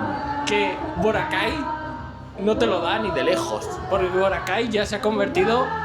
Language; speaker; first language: Spanish; native; Spanish